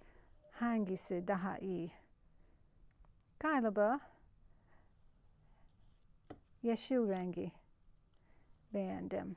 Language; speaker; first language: Turkish; non-native, fluent; English